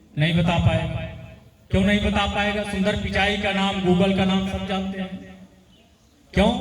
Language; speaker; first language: Hindi; native; Hindi